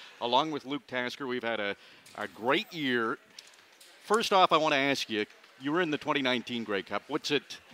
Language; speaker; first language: English; native; English